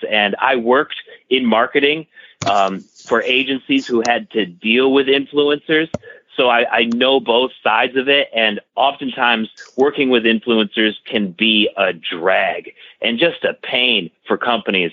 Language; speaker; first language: English; native; English